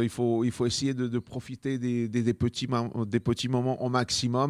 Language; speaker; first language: French; early bilingual, other home language; Spanish